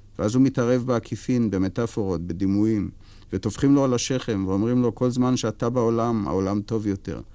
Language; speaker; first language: Hebrew; native; Hebrew